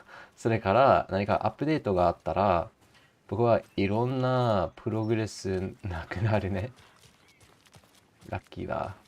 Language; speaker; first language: Japanese; non-native, learner; English